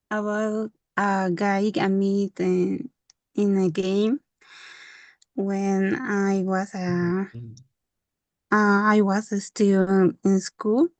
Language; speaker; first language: English; non-native, learner; Spanish